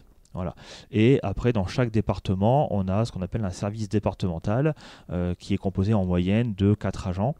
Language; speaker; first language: French; native; French